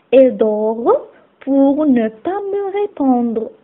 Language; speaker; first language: French; non-native, local second language; Arabic